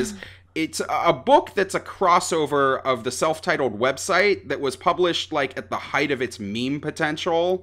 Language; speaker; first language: English; native; English